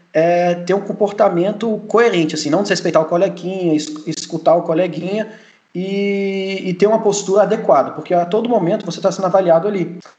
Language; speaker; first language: Portuguese; early bilingual, heritage; Portuguese